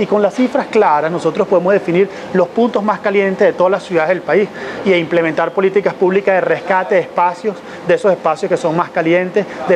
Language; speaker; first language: Spanish; native; Spanish